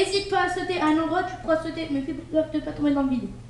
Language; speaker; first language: French; native; French